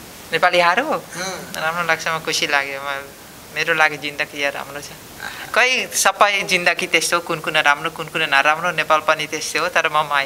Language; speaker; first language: Nepali; non-native, learner; Dutch